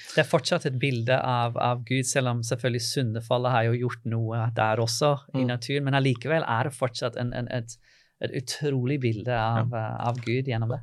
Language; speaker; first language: Norwegian; non-native, fluent; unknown